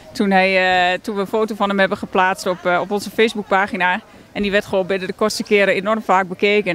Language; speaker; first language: Dutch; native; Dutch